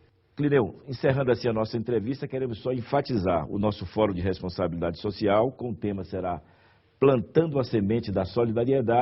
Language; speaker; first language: Portuguese; native; Portuguese